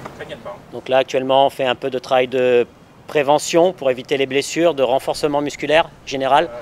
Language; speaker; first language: French; native; French